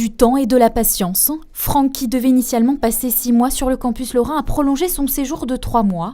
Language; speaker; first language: French; native; French